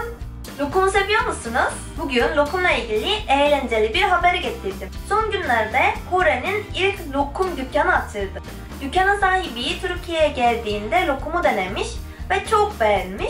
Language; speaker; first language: Turkish; non-native, fluent; Korean